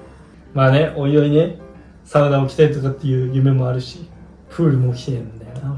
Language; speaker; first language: Japanese; native; Japanese